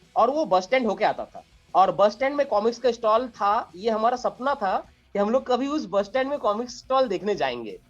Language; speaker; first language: Hindi; non-native, local second language; Bangla